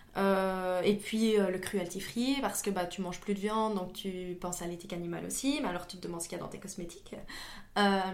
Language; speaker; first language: French; native; French